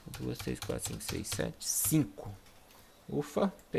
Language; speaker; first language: Portuguese; native; Portuguese